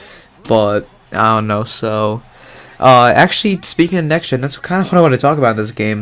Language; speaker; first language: English; native; English